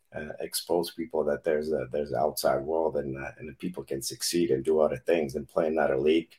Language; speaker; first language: English; non-native, fluent; Czech